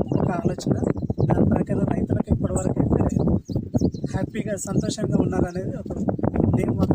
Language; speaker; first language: Telugu; native; Telugu